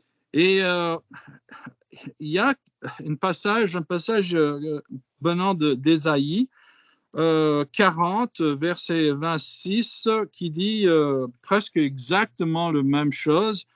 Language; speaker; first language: French; non-native, fluent; English